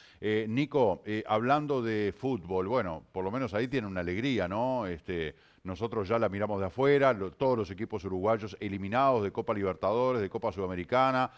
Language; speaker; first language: Spanish; native; Spanish